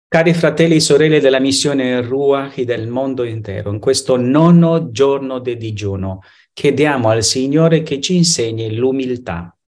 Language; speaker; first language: Italian; non-native, fluent; Spanish